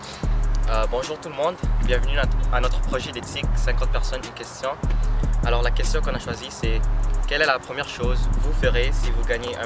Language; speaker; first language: French; non-native, local second language; English